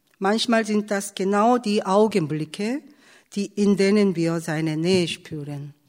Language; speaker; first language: German; non-native, fluent; Korean